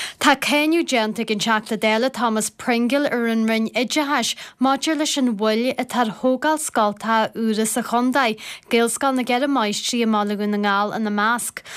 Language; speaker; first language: Irish; native; Irish